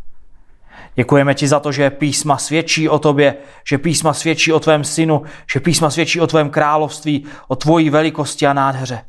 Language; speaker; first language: Czech; native; Czech